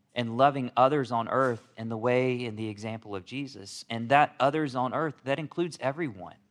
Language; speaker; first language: English; native; English